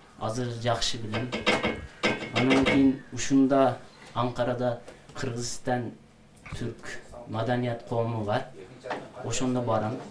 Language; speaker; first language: Kyrgyz; early bilingual, heritage; Kyrgyz